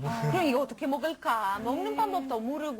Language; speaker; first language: Korean; non-native, learner; Romanian